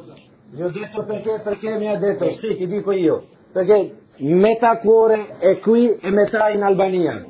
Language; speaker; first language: Italian; non-native, fluent; Albanian